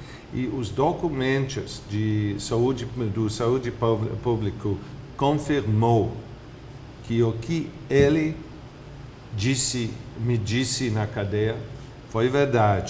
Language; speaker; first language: Portuguese; non-native, fluent; English